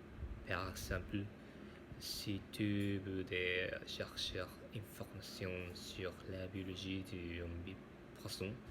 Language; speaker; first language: French; non-native, learner; Spanish